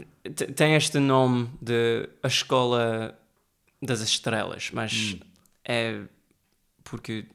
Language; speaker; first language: Portuguese; early bilingual, heritage; Portuguese